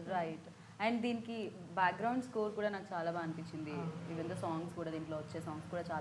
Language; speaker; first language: Telugu; native; Telugu